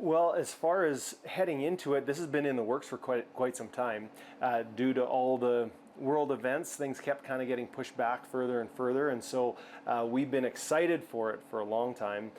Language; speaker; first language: English; native; English